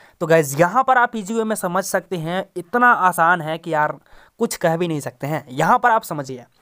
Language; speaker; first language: Hindi; native; Hindi